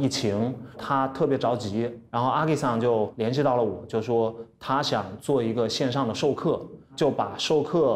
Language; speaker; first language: Chinese; native; Chinese